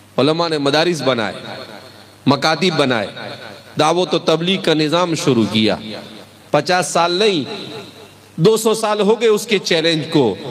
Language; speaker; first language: Urdu; non-native, local second language; Gujarati